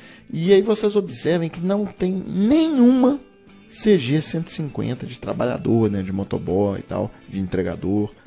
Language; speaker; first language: Portuguese; native; Portuguese